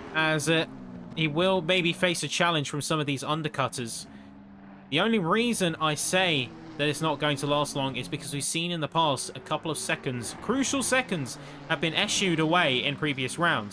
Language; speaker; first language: English; native; English